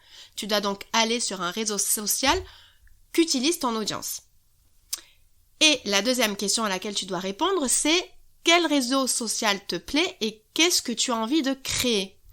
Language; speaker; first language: French; native; French